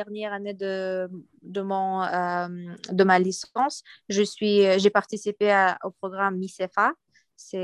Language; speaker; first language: French; non-native, fluent; Uyghur